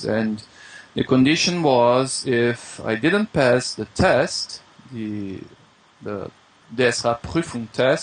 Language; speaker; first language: English; non-native, fluent; Portuguese